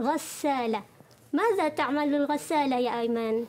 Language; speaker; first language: Arabic; non-native, fluent; Malay